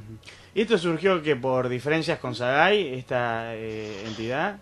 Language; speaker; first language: Spanish; native; Spanish